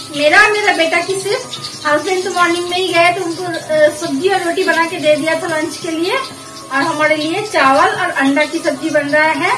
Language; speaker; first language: Hindi; non-native, local second language; Bangla